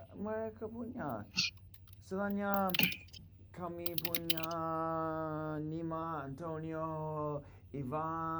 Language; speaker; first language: Indonesian; non-native, learner; English